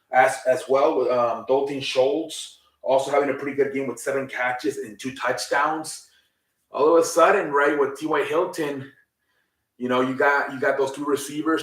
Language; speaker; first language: English; native; English